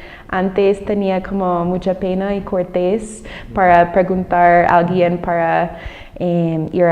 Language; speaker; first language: Spanish; non-native, fluent; English